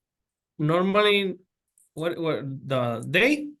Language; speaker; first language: English; non-native, learner; Spanish